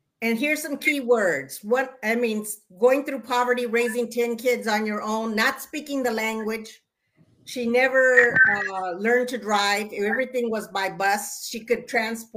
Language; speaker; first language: English; early bilingual, other home language; Spanish